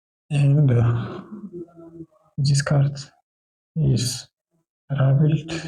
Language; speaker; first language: English; non-native, local second language; Oromo